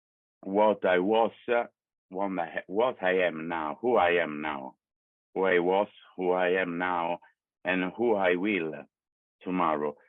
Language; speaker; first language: English; non-native, learner; Italian